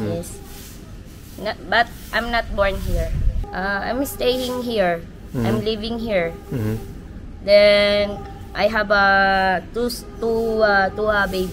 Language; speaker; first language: English; non-native, learner; Filipino